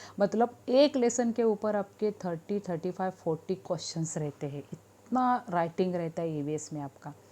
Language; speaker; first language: Hindi; non-native, local second language; Marathi